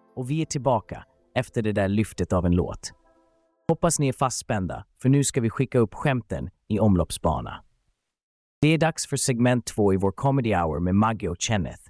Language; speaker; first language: Swedish; native; Swedish